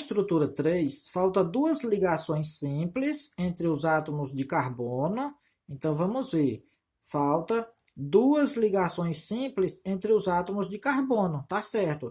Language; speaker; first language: Portuguese; native; Portuguese